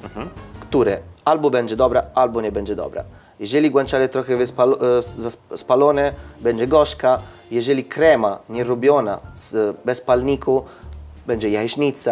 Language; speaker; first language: Polish; non-native, learner; Italian